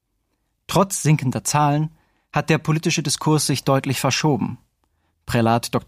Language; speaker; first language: German; native; German